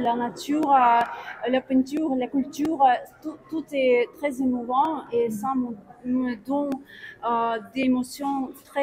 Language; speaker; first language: French; non-native, fluent; Russian